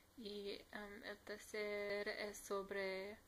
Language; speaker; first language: Spanish; non-native, learner; English